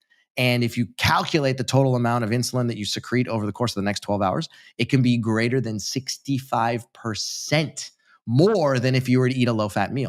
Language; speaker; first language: English; native; English